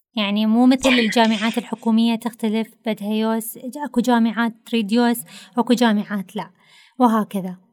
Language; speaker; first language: Arabic; native; Arabic